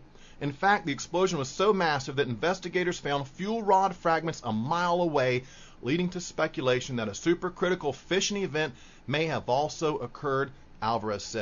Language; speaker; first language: English; native; English